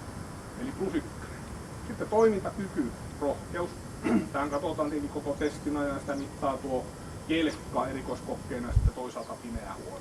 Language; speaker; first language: Finnish; native; Finnish